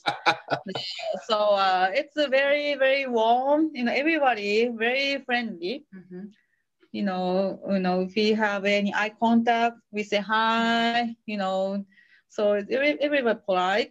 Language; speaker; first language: English; non-native, fluent; Japanese